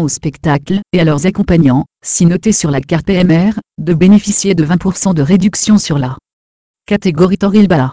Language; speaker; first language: French; native; French